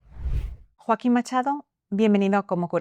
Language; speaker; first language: Spanish; native; Spanish